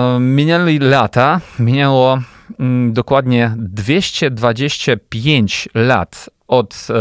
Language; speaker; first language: Polish; non-native, fluent; Ukrainian